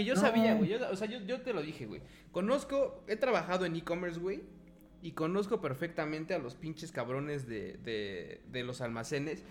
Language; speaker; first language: Spanish; native; Spanish